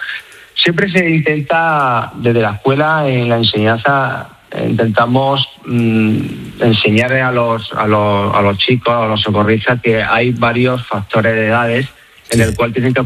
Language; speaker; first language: Spanish; native; Spanish